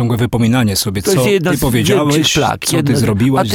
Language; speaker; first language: Polish; native; Polish